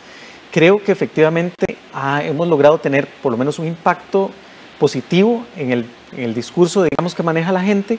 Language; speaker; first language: Spanish; native; Spanish